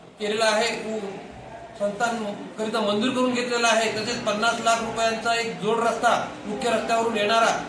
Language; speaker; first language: Marathi; native; Marathi